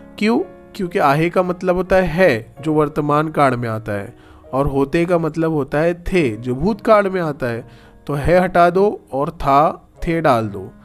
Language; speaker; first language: Urdu; native; Urdu